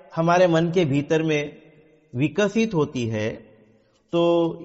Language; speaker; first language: Hindi; non-native, local second language; Marathi